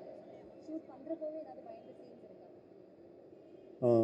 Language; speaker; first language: Tamil; native; Tamil